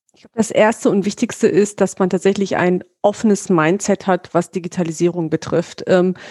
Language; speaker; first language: German; native; German